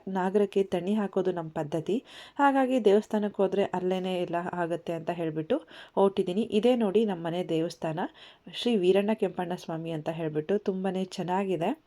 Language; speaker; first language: Kannada; native; Kannada